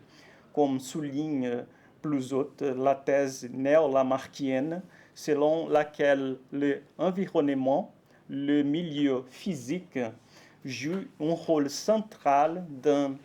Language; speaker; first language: French; non-native, fluent; Portuguese